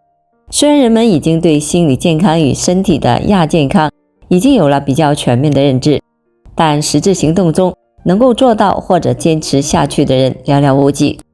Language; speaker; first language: Chinese; native; Chinese